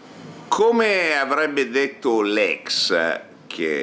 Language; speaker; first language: Italian; native; Italian